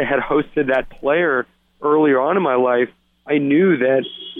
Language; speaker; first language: English; native; English